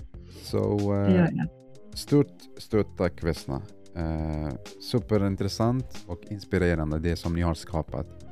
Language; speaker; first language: Swedish; non-native, fluent; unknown